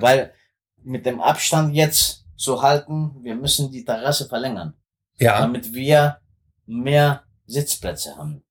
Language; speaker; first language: German; non-native, fluent; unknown